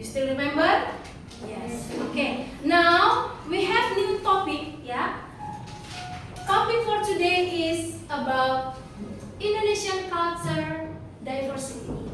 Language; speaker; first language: English; non-native, learner; Indonesian